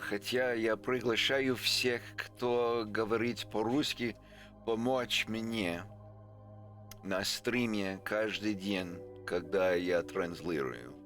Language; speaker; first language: Russian; non-native, learner; English